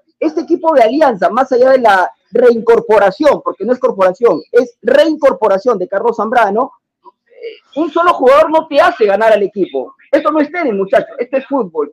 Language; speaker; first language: Spanish; native; Spanish